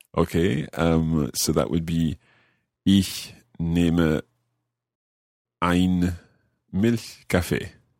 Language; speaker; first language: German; non-native, learner; English